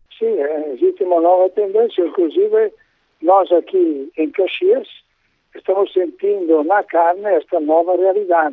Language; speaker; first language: Portuguese; non-native, fluent; Italian